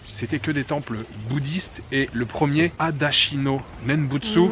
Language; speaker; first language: French; native; French